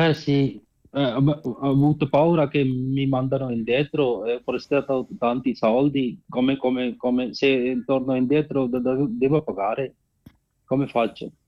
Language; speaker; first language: Italian; non-native, learner; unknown